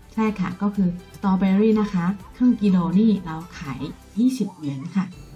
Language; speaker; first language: Thai; non-native, fluent; Chinese